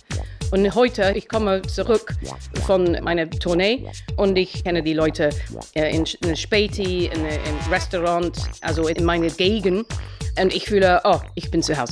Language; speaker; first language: German; non-native, fluent; English